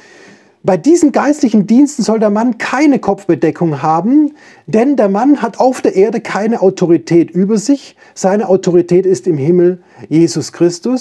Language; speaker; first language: German; native; German